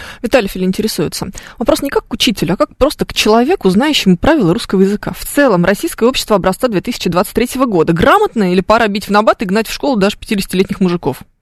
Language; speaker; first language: Russian; native; Russian